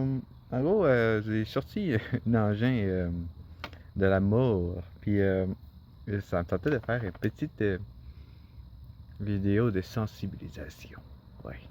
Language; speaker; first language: French; native; French